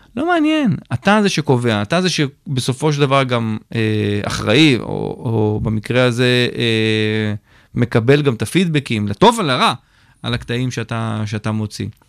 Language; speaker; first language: Hebrew; native; Hebrew